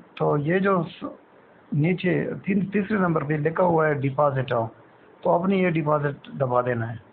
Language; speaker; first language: Urdu; non-native, local second language; Pashto